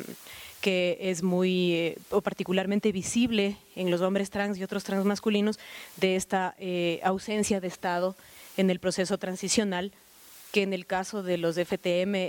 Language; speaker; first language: Spanish; native; Spanish